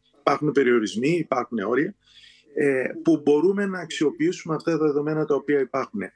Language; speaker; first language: Greek; native; Greek